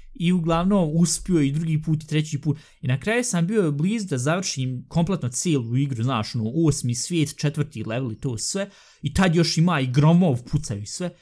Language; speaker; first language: Bosnian; early bilingual, heritage; Bosnian